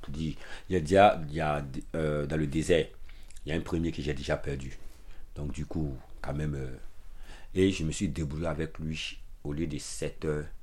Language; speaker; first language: French; non-native, local second language; Dyula